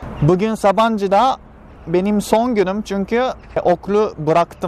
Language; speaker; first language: Turkish; non-native, fluent; Japanese